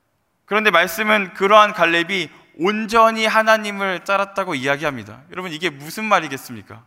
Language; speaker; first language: Korean; native; Korean